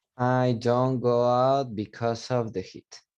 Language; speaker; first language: English; non-native, learner; Spanish